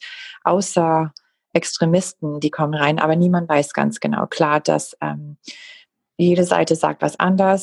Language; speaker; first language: German; non-native, fluent; English